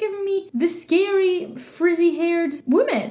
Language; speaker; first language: English; native; English